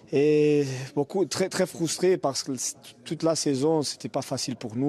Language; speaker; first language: French; non-native, fluent; Portuguese